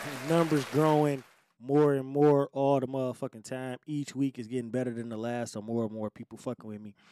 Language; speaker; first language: English; native; English